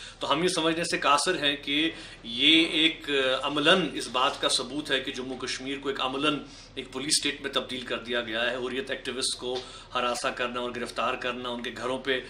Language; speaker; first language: Urdu; non-native, local second language; Kashmiri